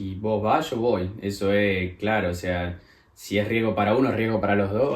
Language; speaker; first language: Spanish; native; Spanish